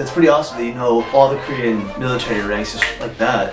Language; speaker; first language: English; native; English